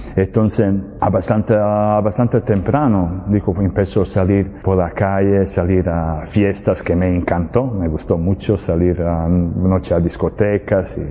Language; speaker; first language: Spanish; non-native, fluent; Serbian